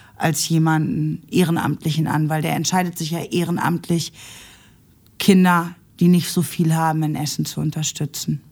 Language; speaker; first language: German; native; German